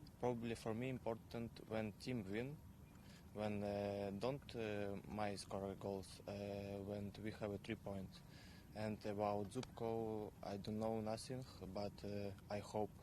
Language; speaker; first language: English; non-native, learner; Ukrainian